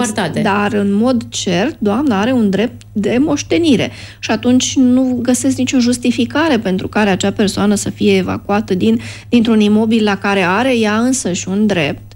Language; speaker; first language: Romanian; native; Romanian